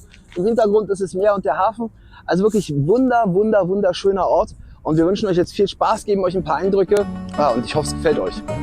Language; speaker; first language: German; native; German